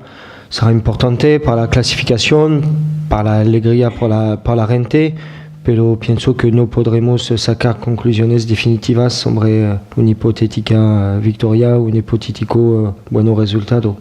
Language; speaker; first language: Spanish; non-native, fluent; French